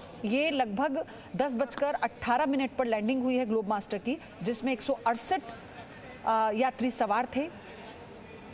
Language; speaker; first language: Hindi; native; Hindi